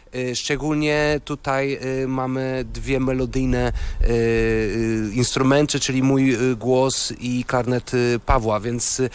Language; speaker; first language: Polish; non-native, fluent; Portuguese